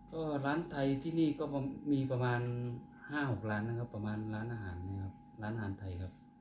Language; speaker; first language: Thai; native; Thai